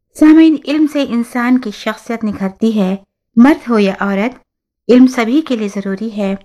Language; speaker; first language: Urdu; native; Urdu